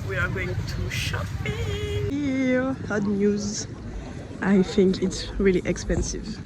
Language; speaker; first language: English; non-native, learner; French